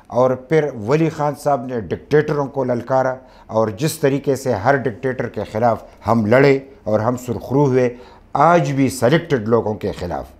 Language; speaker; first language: Urdu; non-native, local second language; Pashto